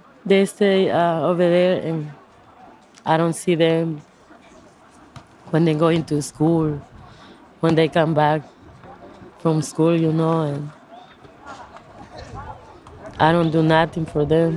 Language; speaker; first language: English; non-native, learner; Spanish